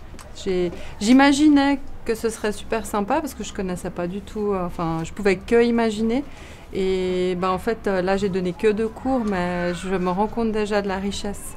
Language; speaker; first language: French; native; French